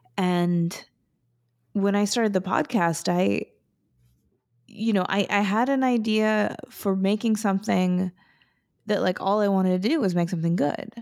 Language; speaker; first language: English; native; English